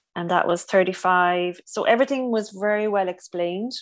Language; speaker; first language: English; native; English